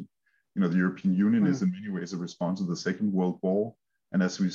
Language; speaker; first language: English; non-native, fluent; Danish